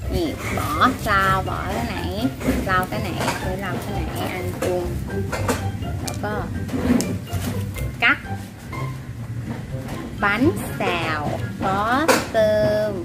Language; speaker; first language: Vietnamese; non-native, learner; Thai